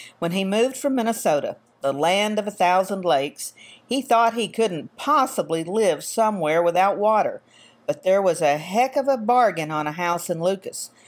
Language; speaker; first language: English; native; English